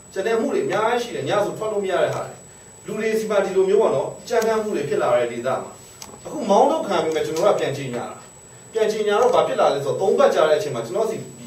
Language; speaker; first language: Burmese; non-native, local second language; Hakha Chin